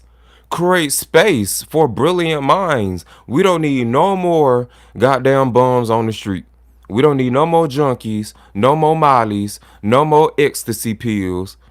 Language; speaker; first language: English; native; English